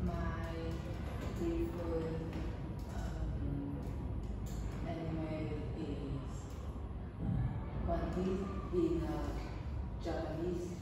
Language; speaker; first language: English; non-native, learner; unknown